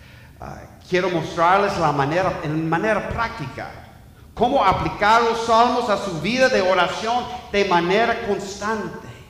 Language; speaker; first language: Spanish; non-native, fluent; English